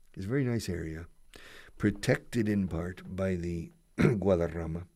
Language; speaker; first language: English; native; English